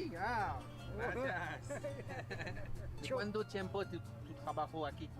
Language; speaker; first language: Spanish; non-native, learner; French